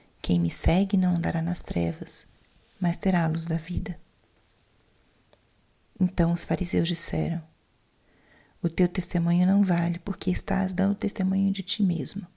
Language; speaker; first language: Portuguese; native; Portuguese